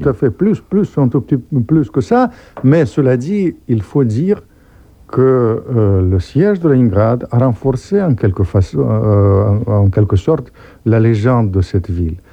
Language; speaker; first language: French; non-native, fluent; Russian